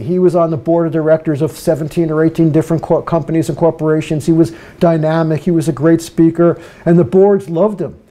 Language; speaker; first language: English; native; English